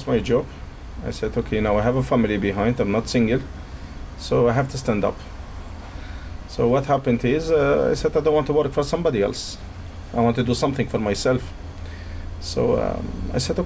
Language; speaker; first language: English; non-native, fluent; Arabic